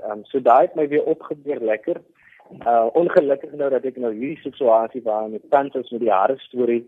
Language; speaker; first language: Afrikaans; native; Afrikaans